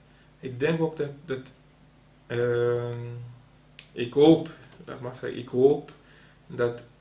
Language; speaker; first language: Dutch; non-native, local second language; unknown